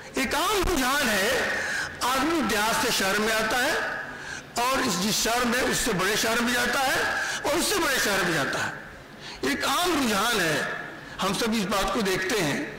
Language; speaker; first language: Urdu; native; Urdu